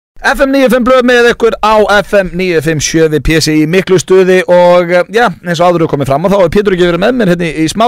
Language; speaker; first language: Icelandic; native; Icelandic